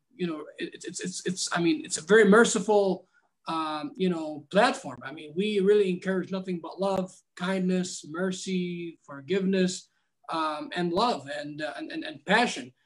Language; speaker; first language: English; non-native, fluent; Arabic